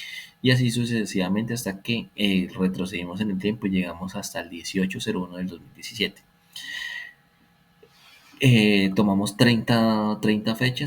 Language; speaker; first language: Spanish; native; Spanish